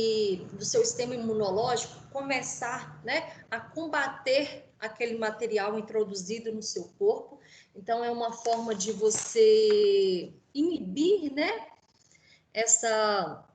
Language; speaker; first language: Portuguese; native; Portuguese